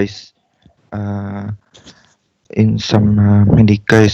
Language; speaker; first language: English; non-native, learner; Vietnamese